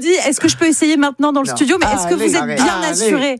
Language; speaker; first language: French; native; French